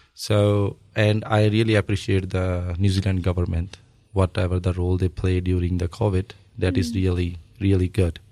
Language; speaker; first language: English; non-native, local second language; Punjabi